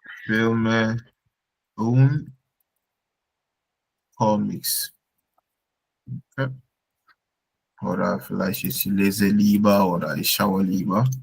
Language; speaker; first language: German; non-native, fluent; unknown